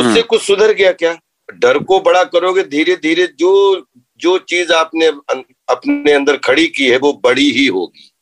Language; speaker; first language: Hindi; native; Hindi